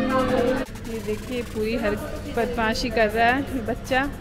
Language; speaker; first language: Hindi; native; Hindi